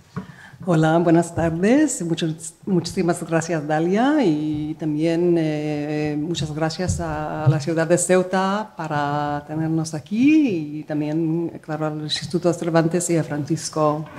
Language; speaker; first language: Spanish; non-native, fluent; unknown